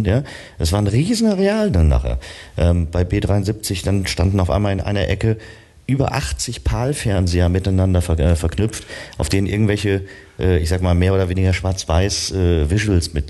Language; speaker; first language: German; native; German